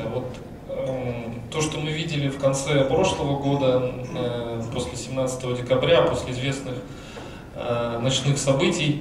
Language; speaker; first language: Russian; native; Russian